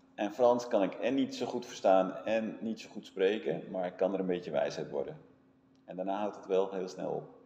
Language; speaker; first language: Dutch; native; Dutch